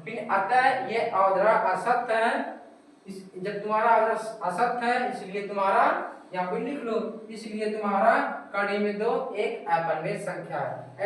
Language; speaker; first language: Hindi; native; Hindi